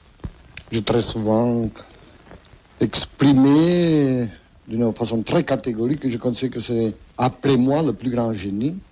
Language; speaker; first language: French; non-native, fluent; Catalan